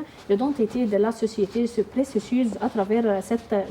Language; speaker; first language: French; non-native, learner; Arabic